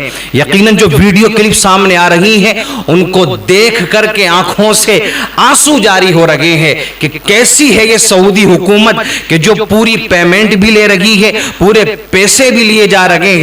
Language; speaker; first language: Urdu; native; Urdu